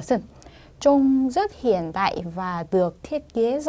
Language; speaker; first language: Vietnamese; non-native, fluent; Korean